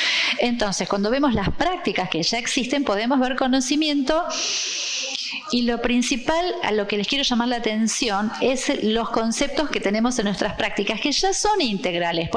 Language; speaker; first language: Spanish; non-native, fluent; Portuguese